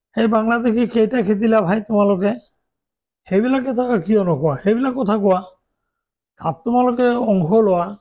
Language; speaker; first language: Assamese; non-native, local second language; Bangla